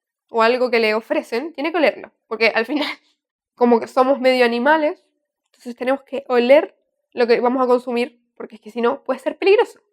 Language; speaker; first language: Spanish; native; Spanish